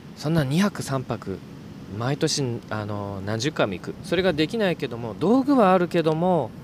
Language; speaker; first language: Japanese; native; Japanese